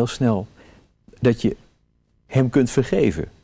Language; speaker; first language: Dutch; native; Dutch